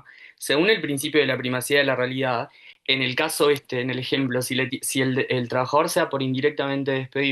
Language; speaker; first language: Spanish; native; Spanish